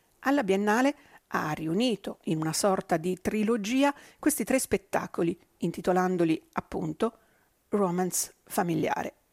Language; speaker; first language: Italian; native; Italian